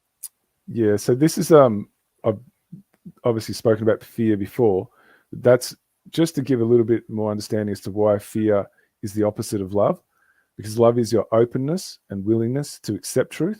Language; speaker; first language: English; native; English